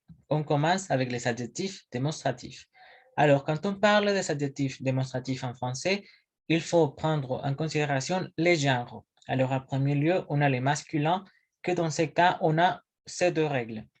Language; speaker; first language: French; non-native, learner; Spanish